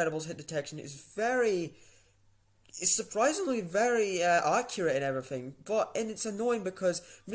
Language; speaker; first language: English; native; English